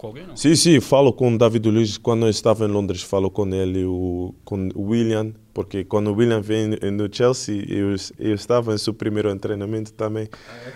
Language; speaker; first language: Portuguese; non-native, learner; French